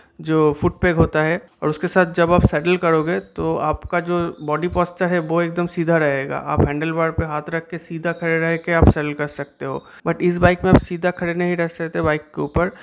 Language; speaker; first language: Hindi; non-native, local second language; Bangla